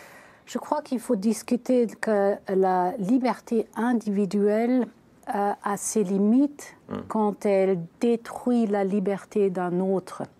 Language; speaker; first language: French; non-native, fluent; German